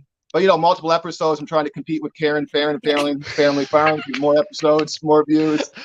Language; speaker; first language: English; native; English